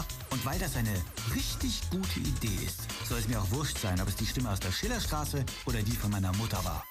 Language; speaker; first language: German; native; German